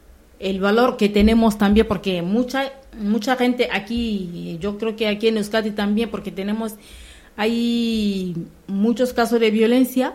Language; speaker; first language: Spanish; non-native, learner; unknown